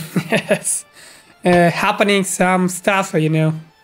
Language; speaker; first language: English; non-native, learner; Russian